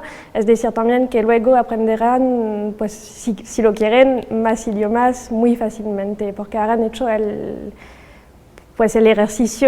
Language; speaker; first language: Spanish; non-native, fluent; French